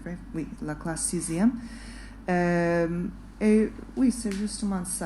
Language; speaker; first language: French; non-native, fluent; English